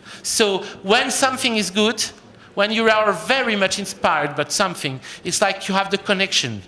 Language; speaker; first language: English; non-native, fluent; French